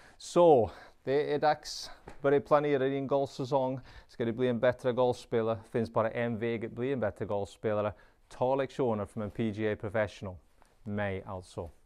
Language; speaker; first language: Swedish; non-native, fluent; English